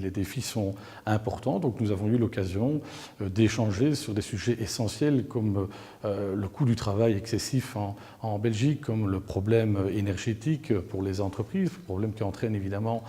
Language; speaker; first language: French; native; French